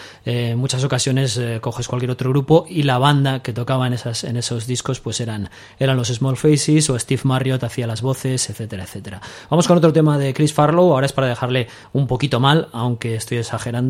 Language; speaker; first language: Spanish; native; Spanish